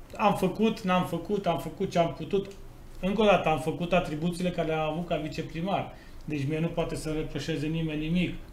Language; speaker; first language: Romanian; native; Romanian